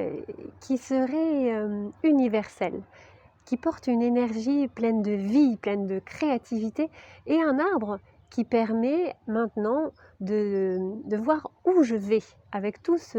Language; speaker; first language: French; native; French